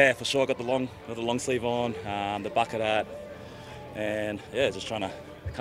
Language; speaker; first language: English; native; English